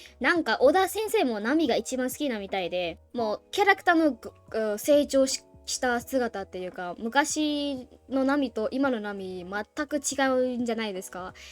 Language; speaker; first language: Japanese; non-native, fluent; Burmese